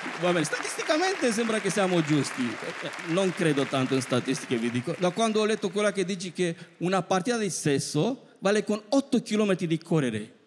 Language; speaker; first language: Italian; non-native, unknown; Romanian